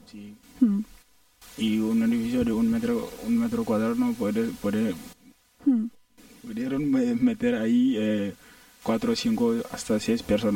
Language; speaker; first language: Spanish; non-native, learner; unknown